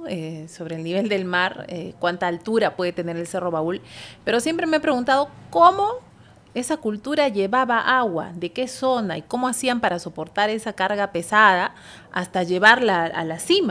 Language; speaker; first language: Spanish; native; Spanish